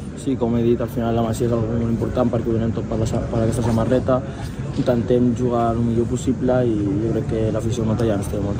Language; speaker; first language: Spanish; native; Spanish